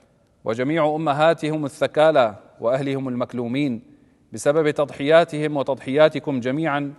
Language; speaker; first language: Arabic; native; Arabic